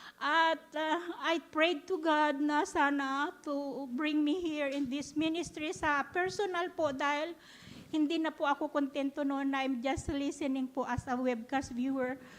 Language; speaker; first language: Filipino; native; Filipino